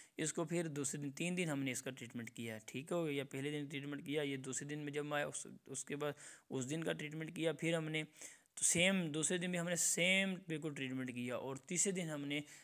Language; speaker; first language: Urdu; non-native, local second language; Punjabi